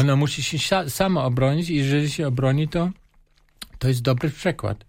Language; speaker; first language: Polish; non-native, fluent; German